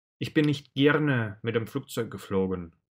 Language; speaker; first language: German; non-native, fluent; Russian